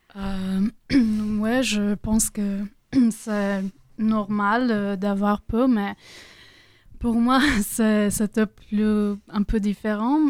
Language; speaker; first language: French; non-native, learner; Croatian